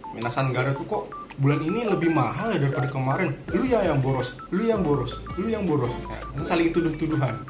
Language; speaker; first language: Indonesian; native; Indonesian